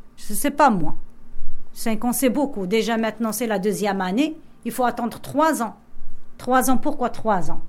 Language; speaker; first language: French; non-native, local second language; Arabic